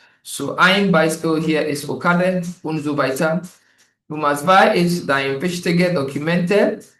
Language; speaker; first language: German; non-native, fluent; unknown